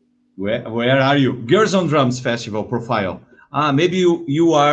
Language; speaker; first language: English; non-native, learner; Portuguese